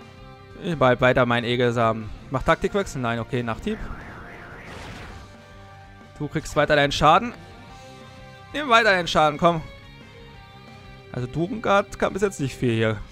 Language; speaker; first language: German; native; German